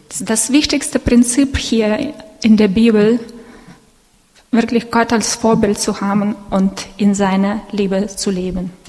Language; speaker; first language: German; non-native, fluent; Russian